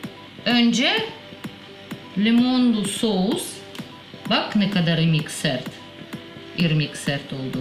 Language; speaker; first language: Turkish; non-native, learner; Russian